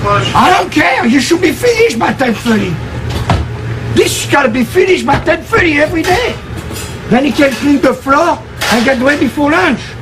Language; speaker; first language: English; non-native, fluent; French